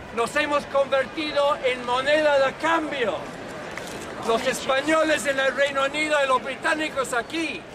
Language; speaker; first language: English; native; English